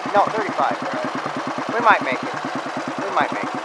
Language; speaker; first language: English; non-native, fluent; German